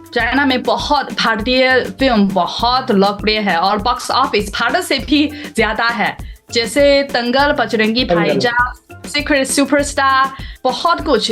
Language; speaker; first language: Hindi; non-native, learner; Chinese